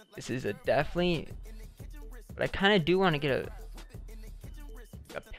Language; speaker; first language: English; native; English